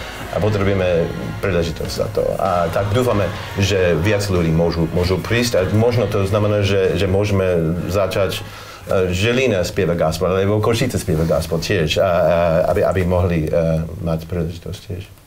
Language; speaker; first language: Slovak; non-native, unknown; English